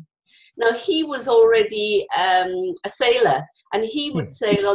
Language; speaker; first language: English; native; English